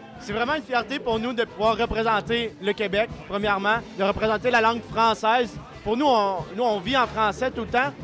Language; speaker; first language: French; native; French